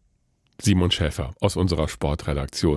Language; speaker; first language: German; native; German